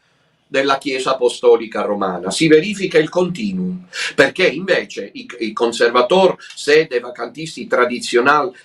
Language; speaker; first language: Italian; native; Italian